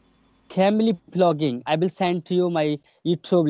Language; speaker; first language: English; non-native, learner; Hindi